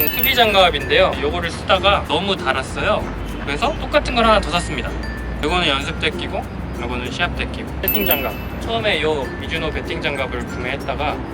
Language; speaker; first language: Korean; native; Korean